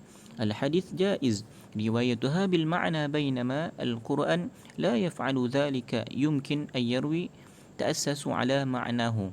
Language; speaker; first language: Arabic; non-native, learner; Malay